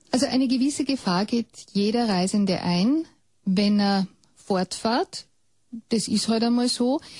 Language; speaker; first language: German; native; German